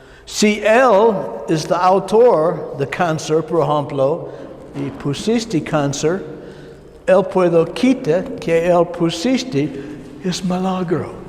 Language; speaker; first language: Spanish; non-native, learner; English